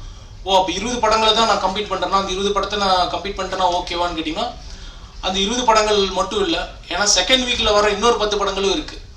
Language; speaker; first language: Tamil; native; Tamil